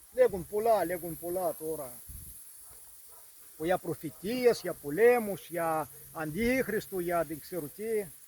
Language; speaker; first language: Greek; non-native, learner; Russian